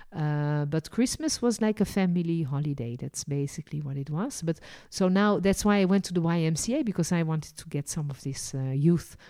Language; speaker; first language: English; non-native, fluent; Dutch